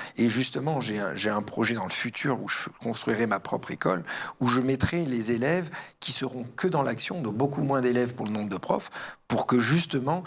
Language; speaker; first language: French; early bilingual, other home language; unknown